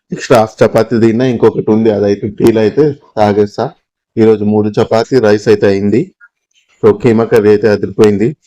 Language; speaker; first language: Telugu; non-native, local second language; Urdu